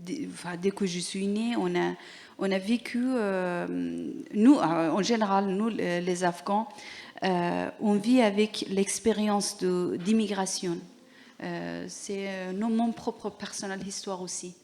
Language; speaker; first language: French; non-native, learner; Persian